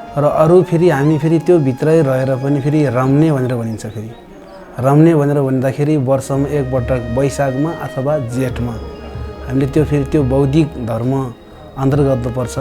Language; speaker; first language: Nepali; non-native, local second language; Gurung